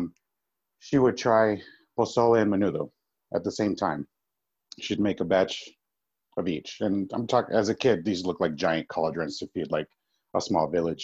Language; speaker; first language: English; native; English